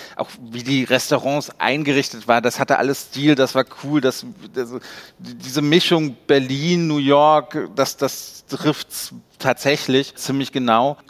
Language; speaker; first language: German; native; German